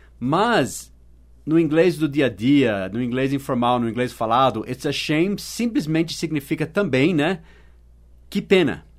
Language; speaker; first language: Portuguese; non-native, fluent; English